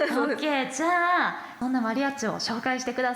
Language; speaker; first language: Japanese; native; Japanese